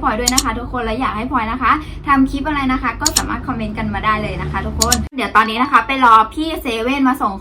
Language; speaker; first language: Thai; native; Thai